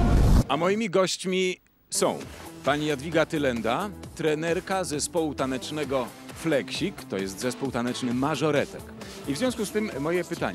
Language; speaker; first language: Polish; native; Polish